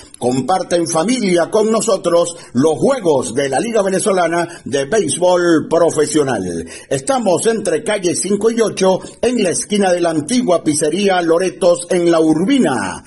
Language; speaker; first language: Spanish; native; Spanish